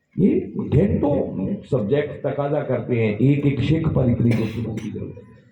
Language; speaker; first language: Urdu; non-native, local second language; Punjabi